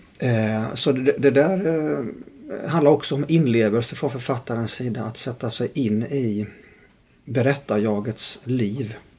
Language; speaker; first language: Swedish; native; Swedish